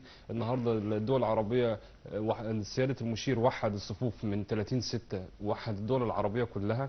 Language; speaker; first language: Arabic; native; Arabic